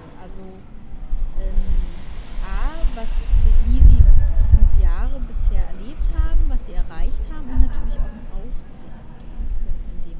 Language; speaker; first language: German; native; German